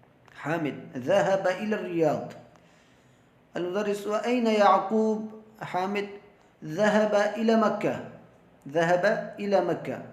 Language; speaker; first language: Arabic; non-native, fluent; Urdu